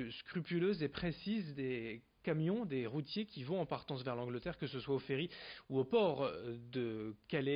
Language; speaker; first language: French; native; French